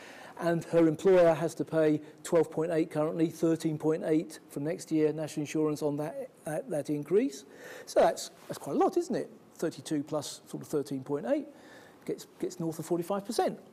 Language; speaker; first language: English; native; English